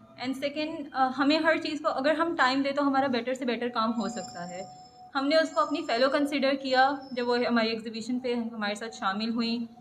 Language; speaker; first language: Urdu; early bilingual, heritage; Urdu